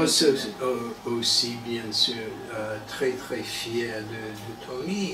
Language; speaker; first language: French; non-native, learner; English